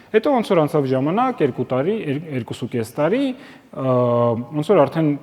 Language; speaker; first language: Armenian; early bilingual, heritage; Armenian